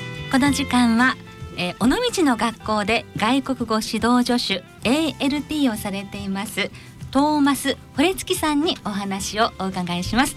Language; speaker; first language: Japanese; native; Japanese